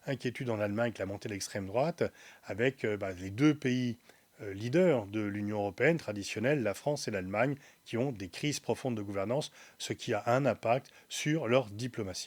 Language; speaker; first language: French; native; French